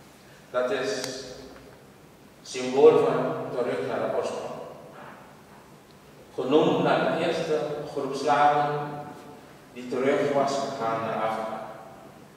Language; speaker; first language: Dutch; non-native, local second language; Papiamento